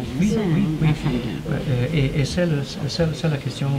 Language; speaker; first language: French; non-native, learner; Ukrainian